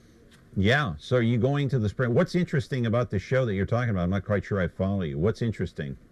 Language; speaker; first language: English; native; English